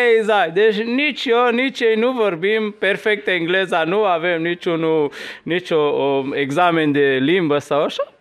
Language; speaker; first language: Romanian; non-native, local second language; Hungarian